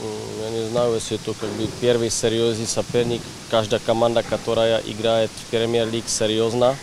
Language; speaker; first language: Russian; non-native, fluent; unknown